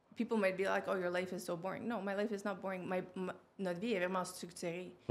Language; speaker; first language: French; native; French